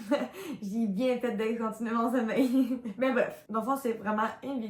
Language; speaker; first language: French; native; French